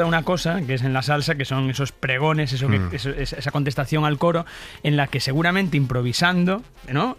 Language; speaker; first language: Spanish; native; Spanish